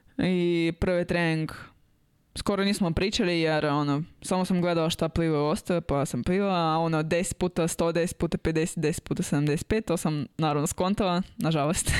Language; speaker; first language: Serbian; non-native, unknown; Russian